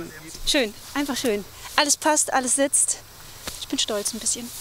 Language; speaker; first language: German; native; German